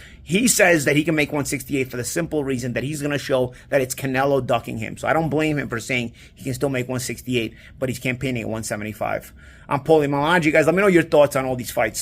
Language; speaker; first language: English; native; English